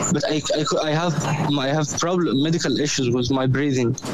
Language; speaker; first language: English; non-native, learner; Arabic